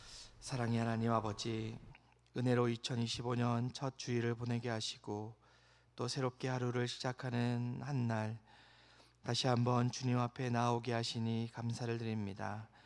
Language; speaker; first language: Korean; native; Korean